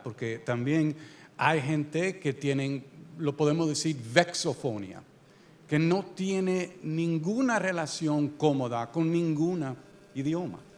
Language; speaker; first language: Spanish; early bilingual, heritage; Spanish